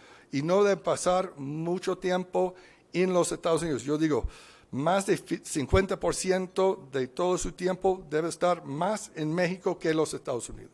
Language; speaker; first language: Spanish; non-native, fluent; English